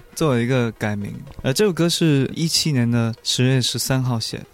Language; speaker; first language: Chinese; native; Chinese